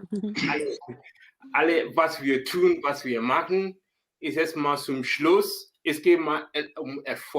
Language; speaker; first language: German; non-native, learner; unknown